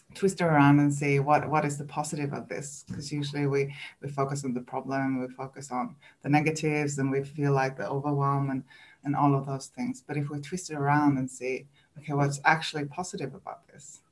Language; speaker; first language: English; non-native, fluent; Swedish